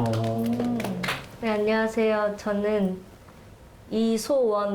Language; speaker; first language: Korean; early bilingual, heritage; Korean